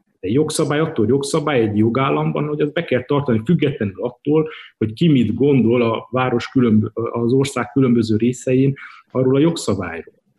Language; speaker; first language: Hungarian; native; Hungarian